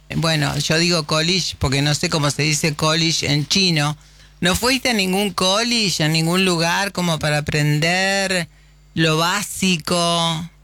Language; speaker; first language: Spanish; native; Spanish